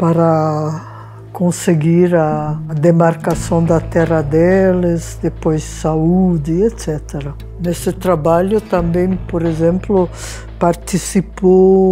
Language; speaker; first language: Portuguese; non-native, fluent; Hungarian